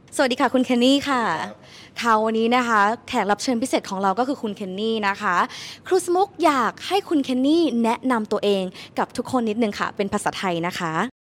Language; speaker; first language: Thai; native; Thai